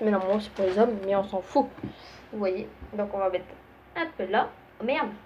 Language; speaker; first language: French; native; French